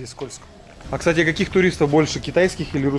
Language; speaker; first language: Russian; native; Russian